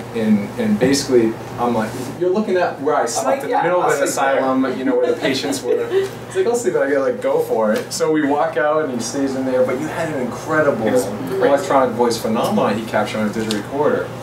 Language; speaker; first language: English; native; English